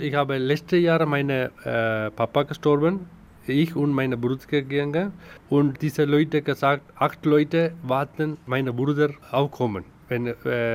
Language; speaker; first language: German; non-native, learner; Tamil